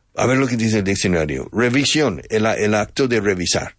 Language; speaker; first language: Spanish; non-native, fluent; English